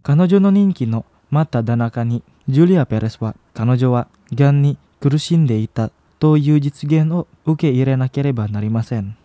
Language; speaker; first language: Japanese; non-native, fluent; Indonesian